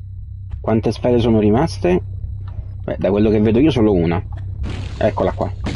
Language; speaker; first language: Italian; native; Italian